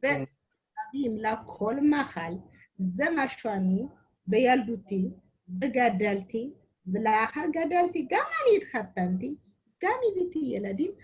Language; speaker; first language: Hebrew; non-native, learner; Amharic